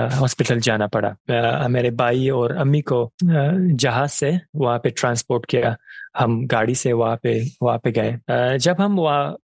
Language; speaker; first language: Urdu; non-native, fluent; Persian